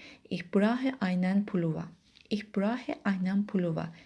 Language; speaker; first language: German; non-native, fluent; Turkish